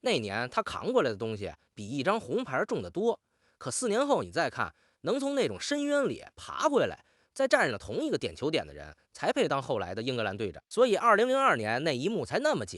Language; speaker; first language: Chinese; native; Chinese